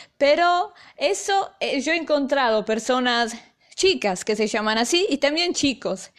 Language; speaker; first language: Spanish; non-native, fluent; Italian